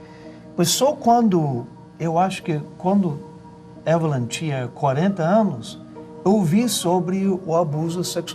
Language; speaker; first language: Portuguese; non-native, learner; English